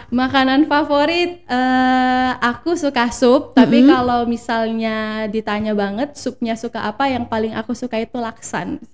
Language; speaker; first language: Indonesian; native; Indonesian